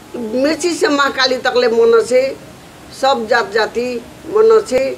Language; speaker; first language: Maithili; non-native, local second language; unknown